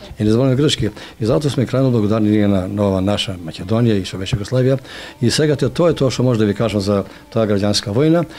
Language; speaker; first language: Macedonian; native; Macedonian